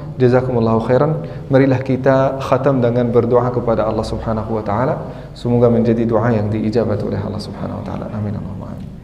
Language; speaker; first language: Indonesian; non-native, fluent; Arabic